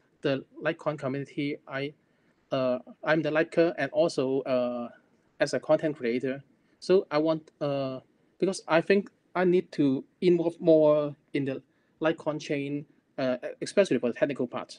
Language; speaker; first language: English; non-native, local second language; Cantonese